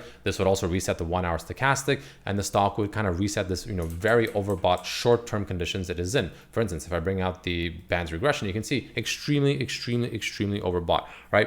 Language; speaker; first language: English; native; English